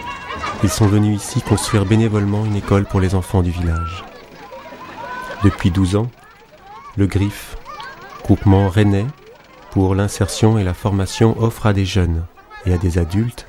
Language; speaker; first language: French; native; French